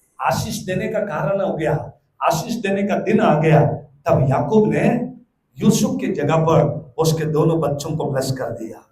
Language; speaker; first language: Hindi; non-native, local second language; Telugu